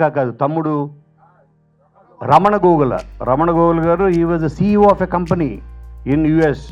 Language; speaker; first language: Telugu; native; Telugu